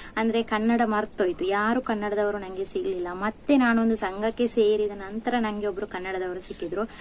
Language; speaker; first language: Kannada; non-native, local second language; Tulu